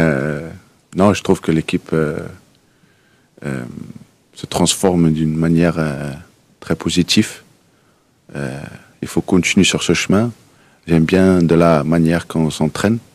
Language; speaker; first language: French; non-native, fluent; Danish